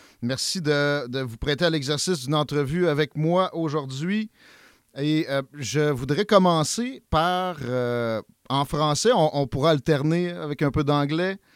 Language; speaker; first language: French; native; French